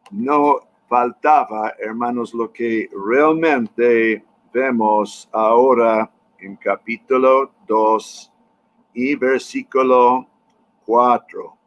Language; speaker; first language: Spanish; non-native, fluent; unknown